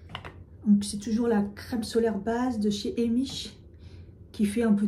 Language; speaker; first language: French; native; French